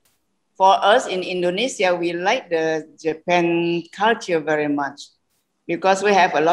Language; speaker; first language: English; non-native, fluent; Indonesian